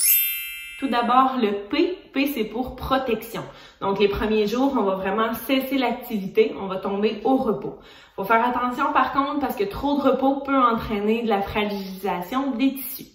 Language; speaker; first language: French; native; French